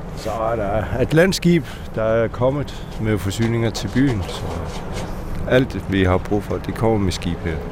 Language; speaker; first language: Danish; non-native, local second language; Kalaallisut